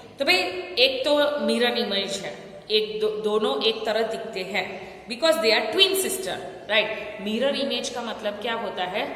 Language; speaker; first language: Hindi; non-native, local second language; Gujarati